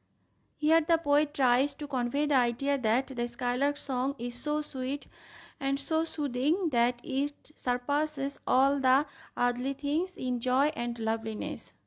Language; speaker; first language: English; non-native, local second language; Bangla